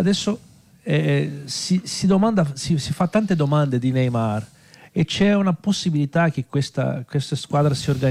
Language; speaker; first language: Italian; non-native, fluent; Portuguese